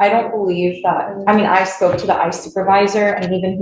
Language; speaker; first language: English; native; English